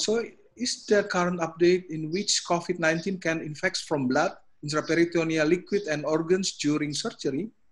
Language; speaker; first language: English; non-native, learner; Indonesian